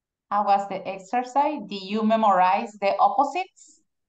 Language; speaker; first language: English; non-native, fluent; Spanish